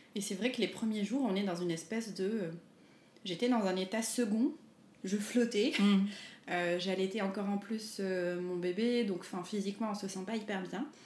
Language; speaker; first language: French; non-native, local second language; Arabic